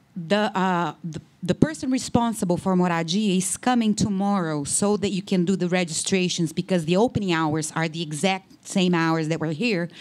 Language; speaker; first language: English; non-native, fluent; Portuguese